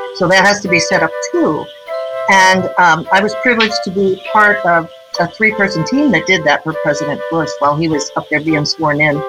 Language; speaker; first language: English; native; English